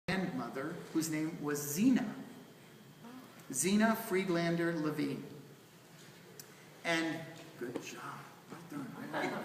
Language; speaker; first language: English; native; English